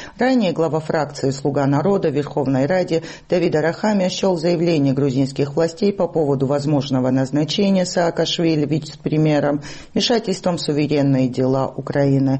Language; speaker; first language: Russian; non-native, local second language; Georgian